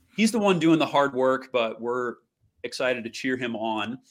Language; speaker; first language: English; native; English